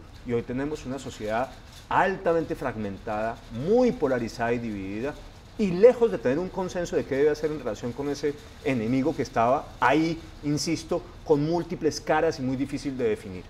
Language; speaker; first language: Spanish; native; Spanish